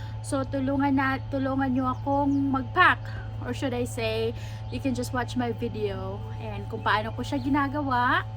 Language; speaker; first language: Filipino; non-native, local second language; Cebuano